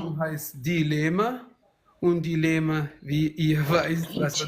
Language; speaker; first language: German; non-native, fluent; Kabuverdianu